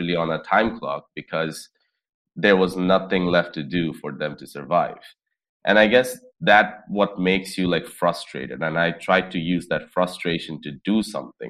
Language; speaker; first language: English; non-native, local second language; Bangla